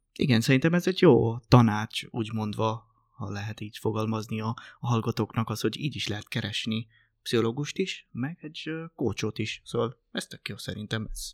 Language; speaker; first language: Hungarian; non-native, fluent; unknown